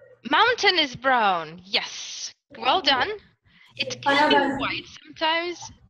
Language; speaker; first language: English; non-native, fluent; Russian